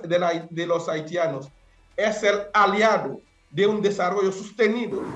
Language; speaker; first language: Spanish; non-native, fluent; Haitian Creole